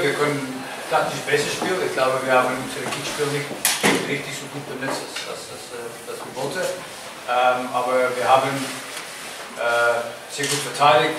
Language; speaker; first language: German; non-native, fluent; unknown